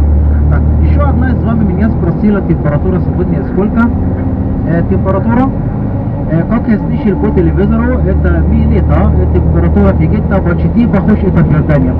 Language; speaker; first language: Russian; non-native, learner; Arabic